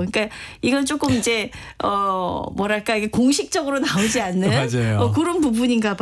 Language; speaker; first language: Korean; native; Korean